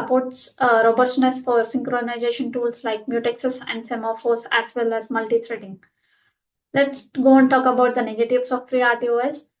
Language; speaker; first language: English; non-native, local second language; Telugu